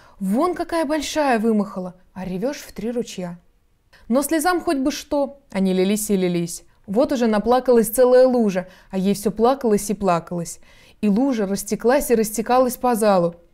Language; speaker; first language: Russian; native; Russian